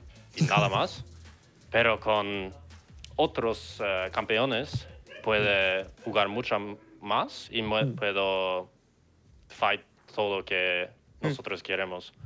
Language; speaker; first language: Spanish; non-native, learner; English